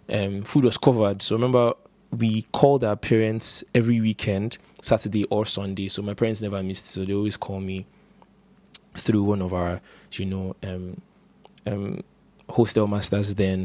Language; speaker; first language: English; non-native, local second language; Igbo